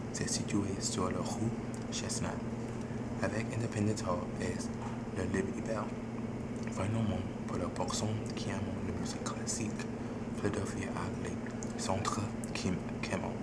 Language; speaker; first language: French; non-native, learner; English